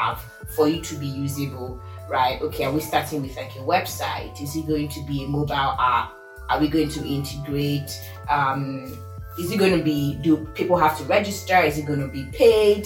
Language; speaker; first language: English; non-native, local second language; Yoruba